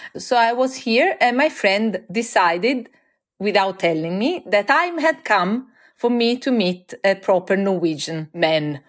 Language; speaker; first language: English; non-native, fluent; Italian